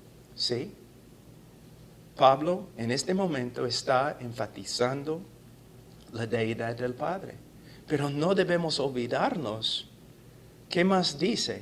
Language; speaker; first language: Spanish; non-native, fluent; English